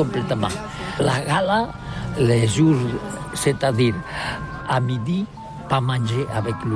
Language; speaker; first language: French; non-native, learner; Catalan